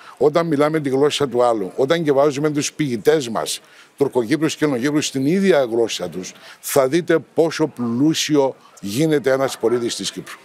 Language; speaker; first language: Greek; non-native, local second language; Turkish